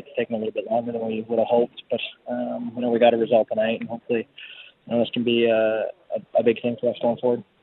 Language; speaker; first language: English; native; English